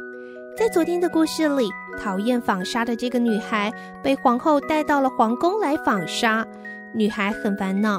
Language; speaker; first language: Chinese; native; Chinese